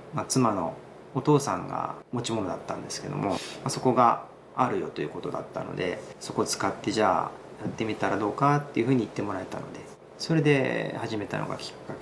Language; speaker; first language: Japanese; native; Japanese